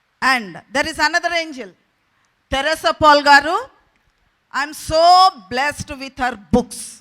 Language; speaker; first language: English; non-native, local second language; Telugu